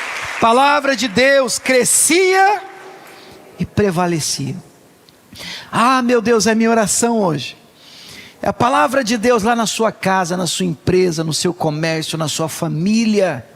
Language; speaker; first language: Portuguese; native; Portuguese